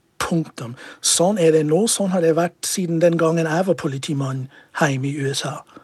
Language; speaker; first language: Norwegian; non-native, fluent; English